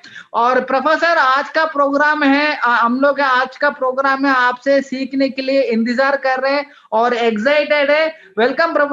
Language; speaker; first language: Hindi; non-native, local second language; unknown